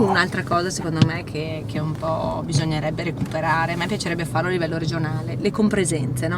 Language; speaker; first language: Italian; native; Italian